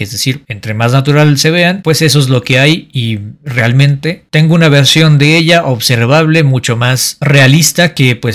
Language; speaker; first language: Spanish; native; Spanish